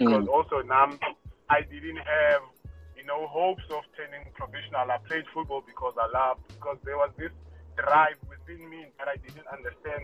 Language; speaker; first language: English; non-native, local second language; Xhosa